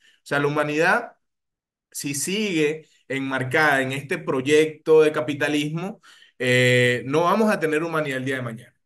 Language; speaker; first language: Spanish; native; Spanish